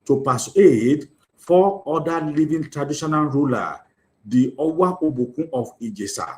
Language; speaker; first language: English; non-native, local second language; Yoruba